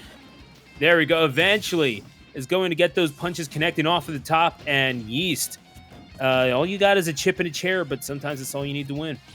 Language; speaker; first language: English; native; English